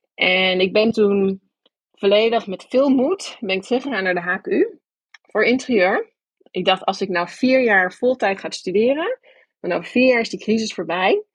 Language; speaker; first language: Dutch; early bilingual, other home language; English